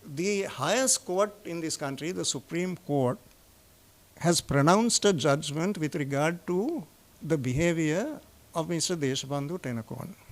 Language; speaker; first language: English; non-native, local second language; Sinhala